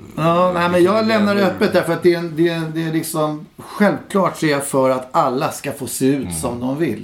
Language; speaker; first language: Swedish; native; Swedish